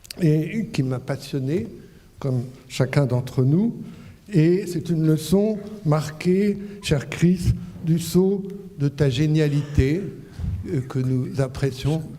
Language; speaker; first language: French; native; French